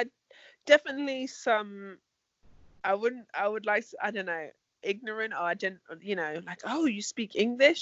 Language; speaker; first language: English; native; English